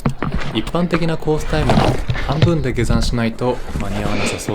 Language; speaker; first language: Japanese; native; Japanese